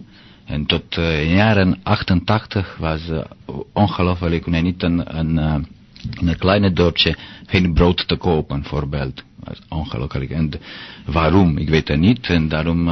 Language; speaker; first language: Dutch; non-native, learner; Romanian